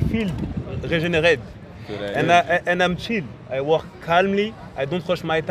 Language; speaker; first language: English; non-native, learner; French